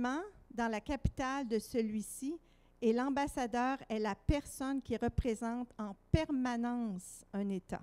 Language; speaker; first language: French; native; French